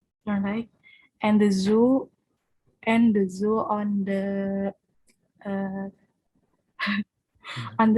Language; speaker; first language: English; non-native, learner; Indonesian